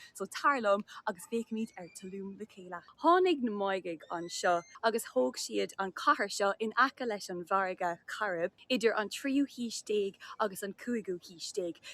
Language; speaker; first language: Irish; non-native, local second language; English